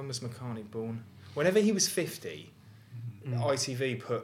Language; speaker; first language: English; native; English